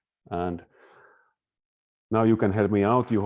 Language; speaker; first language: English; non-native, fluent; Finnish